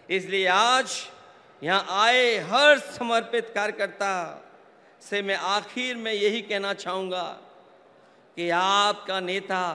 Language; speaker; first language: Hindi; native; Hindi